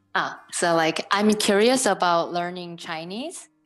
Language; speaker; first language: English; non-native, fluent; Korean